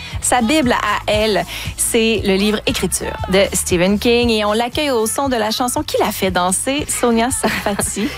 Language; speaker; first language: French; native; French